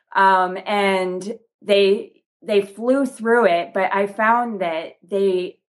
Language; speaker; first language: English; native; English